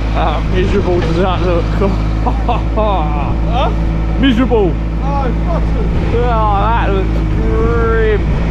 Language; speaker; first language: English; native; English